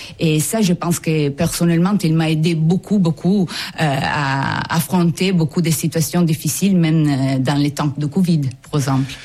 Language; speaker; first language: French; non-native, fluent; Italian